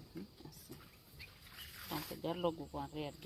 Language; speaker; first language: Portuguese; non-native, local second language; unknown